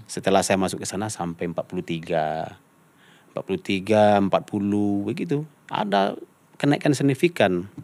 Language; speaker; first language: Indonesian; non-native, local second language; Minangkabau